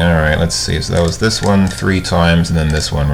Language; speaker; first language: English; native; English